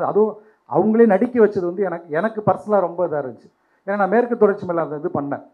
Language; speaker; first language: Tamil; native; Tamil